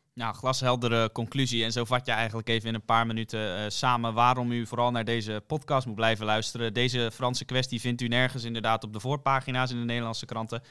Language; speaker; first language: Dutch; native; Dutch